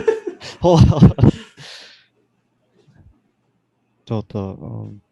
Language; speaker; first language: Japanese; non-native, learner; English